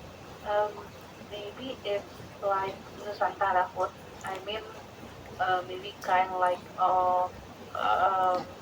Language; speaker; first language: English; non-native, learner; Indonesian